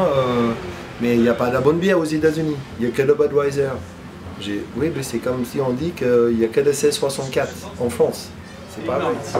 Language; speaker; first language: French; non-native, fluent; English